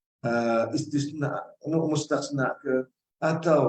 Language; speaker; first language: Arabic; non-native, fluent; Malay